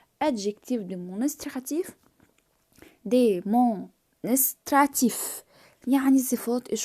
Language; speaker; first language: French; non-native, fluent; Arabic